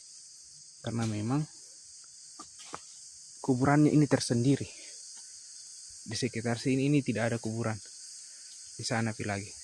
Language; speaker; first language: Indonesian; native; Indonesian